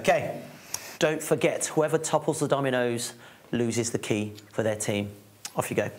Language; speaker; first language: English; native; English